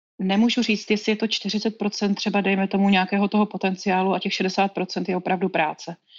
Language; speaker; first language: Czech; native; Czech